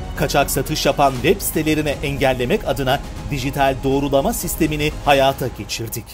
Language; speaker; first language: Turkish; native; Turkish